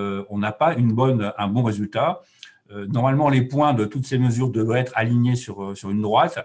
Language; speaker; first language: French; native; French